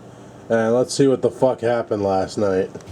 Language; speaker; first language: English; native; English